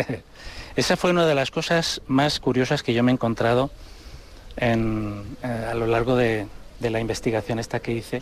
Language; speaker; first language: Spanish; native; Spanish